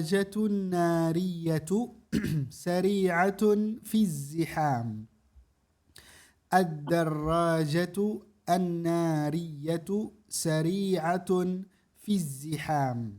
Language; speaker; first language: Arabic; non-native, fluent; Indonesian